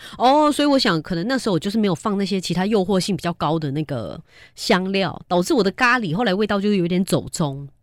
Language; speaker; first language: Chinese; native; Chinese